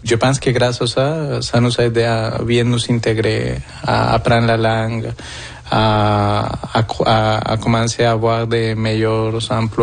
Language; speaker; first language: French; non-native, fluent; Spanish